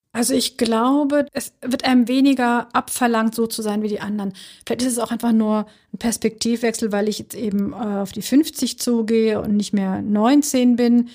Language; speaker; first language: German; early bilingual, other home language; Turkish